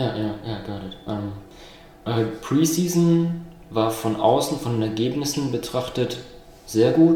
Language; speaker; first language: German; native; German